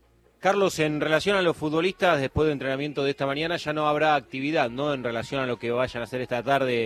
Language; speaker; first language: Spanish; native; Spanish